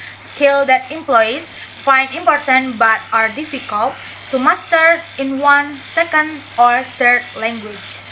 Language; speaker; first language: English; non-native, learner; Indonesian